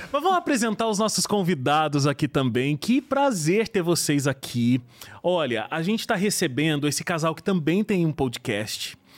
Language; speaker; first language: Portuguese; native; Portuguese